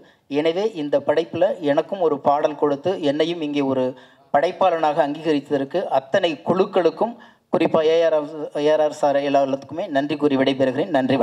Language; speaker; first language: Tamil; native; Tamil